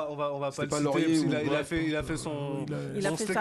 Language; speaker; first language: French; native; French